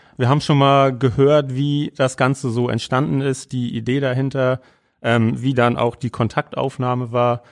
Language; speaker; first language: German; native; German